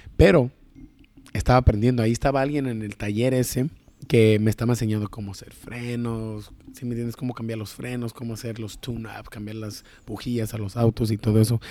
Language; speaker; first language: Spanish; early bilingual, heritage; Spanish